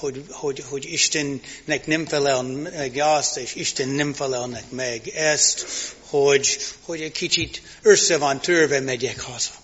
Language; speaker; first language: Hungarian; non-native, fluent; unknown